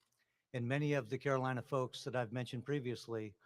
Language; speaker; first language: English; native; English